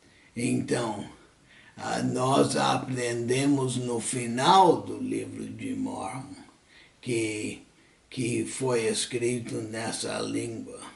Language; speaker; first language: Portuguese; non-native, fluent; English